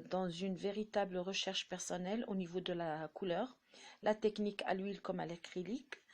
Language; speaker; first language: French; non-native, local second language; Arabic